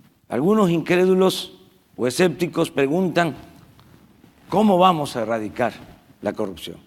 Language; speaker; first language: Spanish; native; Spanish